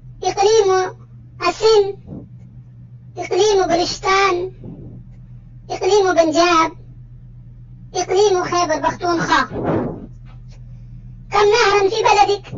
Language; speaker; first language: Arabic; non-native, fluent; Urdu